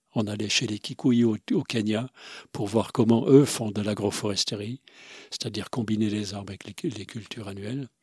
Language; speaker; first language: French; non-native, local second language; Swiss German